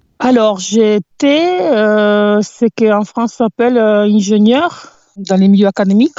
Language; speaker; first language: French; non-native, fluent; Italian